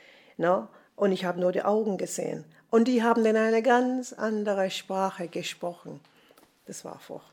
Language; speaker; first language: German; non-native, fluent; English